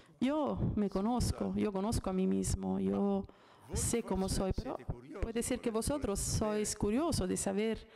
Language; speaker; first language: Spanish; non-native, fluent; Italian